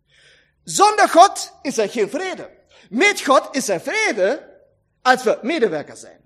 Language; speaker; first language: Dutch; non-native, learner; German